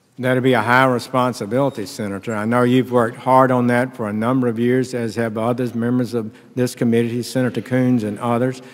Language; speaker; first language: English; native; English